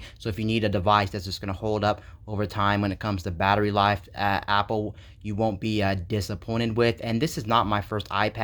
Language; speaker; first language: English; native; English